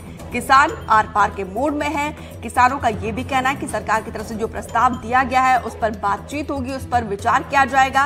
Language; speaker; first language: Hindi; native; Hindi